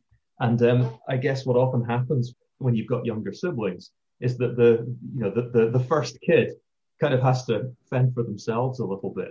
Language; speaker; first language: English; native; English